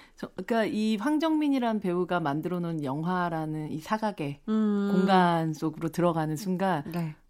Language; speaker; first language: Korean; native; Korean